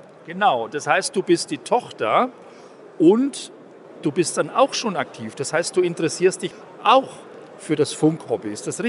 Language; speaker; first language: German; native; German